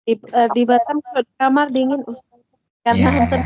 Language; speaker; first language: Indonesian; non-native, local second language; Javanese